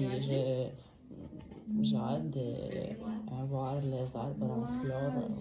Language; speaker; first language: French; non-native, learner; Vietnamese